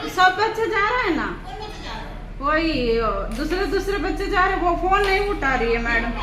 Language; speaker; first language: Hindi; non-native, local second language; Telugu